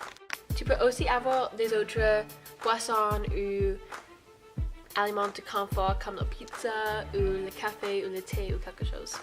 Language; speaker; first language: French; non-native, learner; English